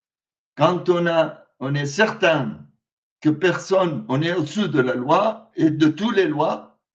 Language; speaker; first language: French; non-native, fluent; Arabic